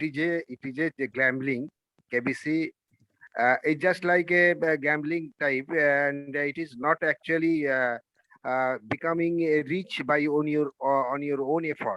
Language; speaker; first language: English; non-native, learner; Hindi